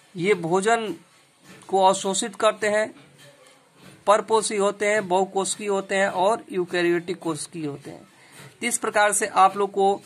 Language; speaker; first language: Hindi; native; Hindi